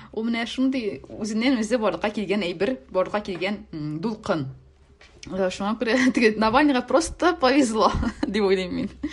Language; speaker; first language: Tatar; native; Tatar